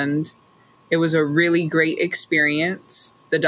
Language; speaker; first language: English; native; English